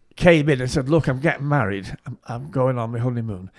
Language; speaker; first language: English; native; English